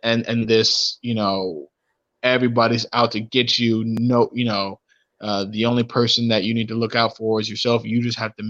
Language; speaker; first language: English; native; English